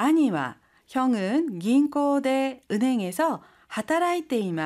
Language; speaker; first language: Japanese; non-native, fluent; Korean